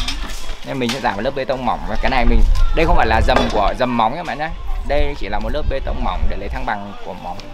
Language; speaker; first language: Vietnamese; native; Vietnamese